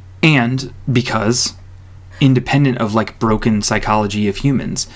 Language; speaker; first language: English; native; English